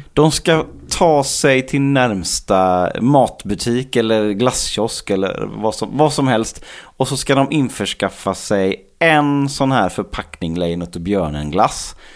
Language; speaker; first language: Swedish; native; Swedish